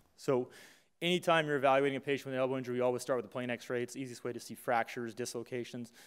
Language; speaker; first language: English; native; English